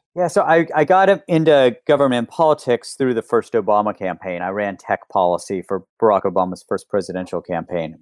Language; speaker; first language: English; native; English